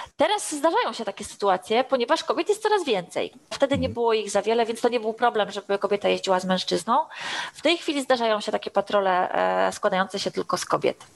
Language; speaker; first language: Polish; native; Polish